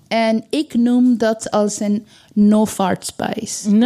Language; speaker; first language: Dutch; non-native, learner; Bangla